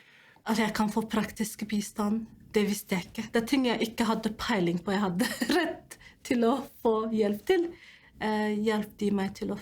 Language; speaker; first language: Norwegian; non-native, fluent; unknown